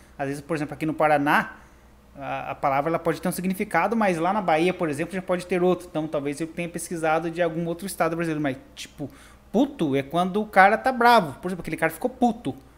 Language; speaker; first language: Portuguese; native; Portuguese